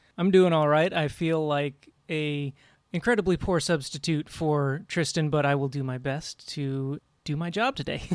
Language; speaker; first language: English; native; English